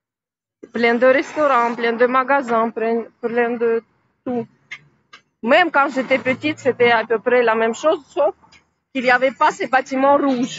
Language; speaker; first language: French; non-native, fluent; Russian